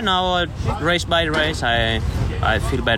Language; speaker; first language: English; non-native, fluent; Finnish